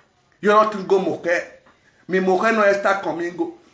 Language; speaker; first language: Spanish; non-native, learner; Bini